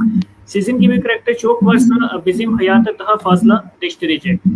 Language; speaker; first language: Turkish; non-native, fluent; Urdu